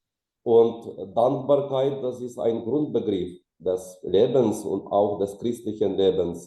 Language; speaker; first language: German; non-native, fluent; Ukrainian